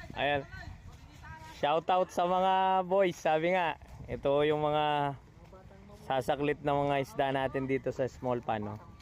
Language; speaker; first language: Filipino; non-native, local second language; Pampanga